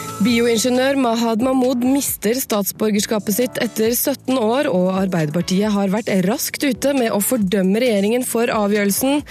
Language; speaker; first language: Norwegian; native; Norwegian